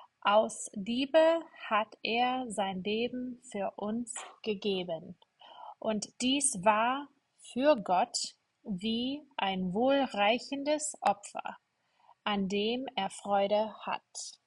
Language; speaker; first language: German; non-native, fluent; English